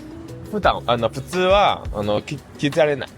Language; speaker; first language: Japanese; non-native, learner; Chinese